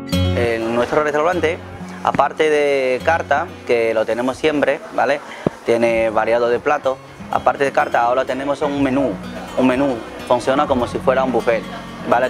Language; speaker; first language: Spanish; non-native, learner; Chinese